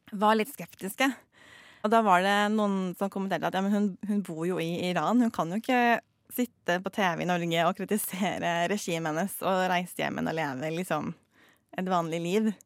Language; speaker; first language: Norwegian; native; Norwegian